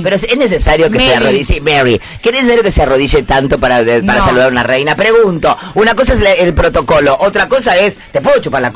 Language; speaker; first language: Spanish; native; Spanish